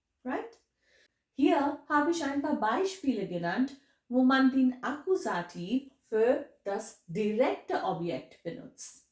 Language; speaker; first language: German; non-native, fluent; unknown